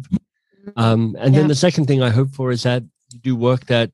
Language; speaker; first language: English; native; English